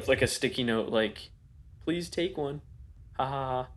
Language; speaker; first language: English; native; English